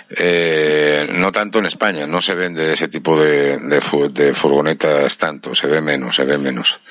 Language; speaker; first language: Spanish; native; Spanish